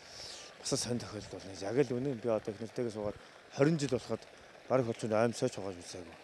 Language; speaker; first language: Mongolian; native; Mongolian